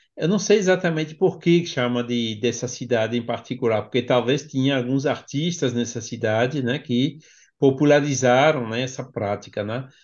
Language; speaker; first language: Portuguese; non-native, fluent; French